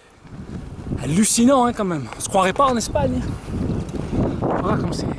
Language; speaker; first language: French; native; French